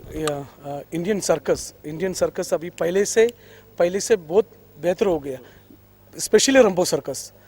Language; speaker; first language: Hindi; non-native, local second language; Malayalam